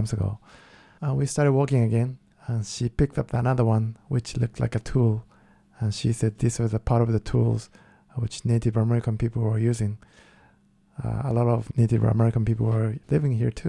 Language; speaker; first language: English; non-native, fluent; Japanese